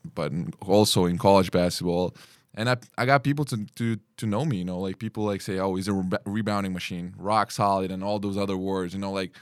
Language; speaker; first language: English; early bilingual, other home language; Lithuanian